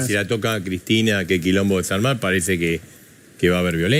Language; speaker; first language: Spanish; native; Spanish